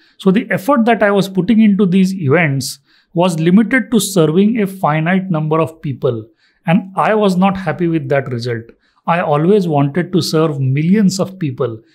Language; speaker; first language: English; non-native, local second language; Marathi